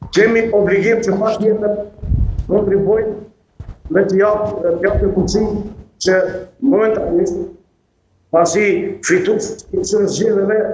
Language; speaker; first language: Albanian; non-native, local second language; Romany